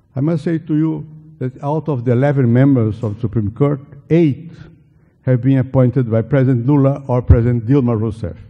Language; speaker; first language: English; non-native, fluent; Portuguese